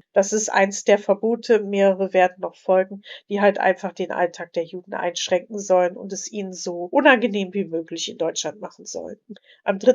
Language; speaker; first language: German; native; German